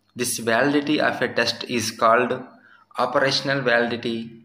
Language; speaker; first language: English; non-native, local second language; Telugu